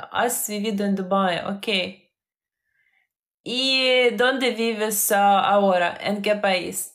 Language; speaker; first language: Spanish; non-native, learner; Ukrainian